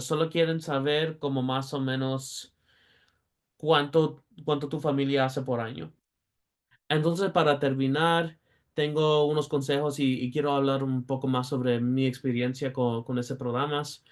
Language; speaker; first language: Spanish; early bilingual, heritage; Spanish